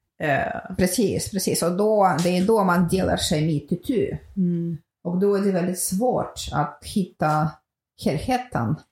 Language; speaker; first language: Swedish; non-native, fluent; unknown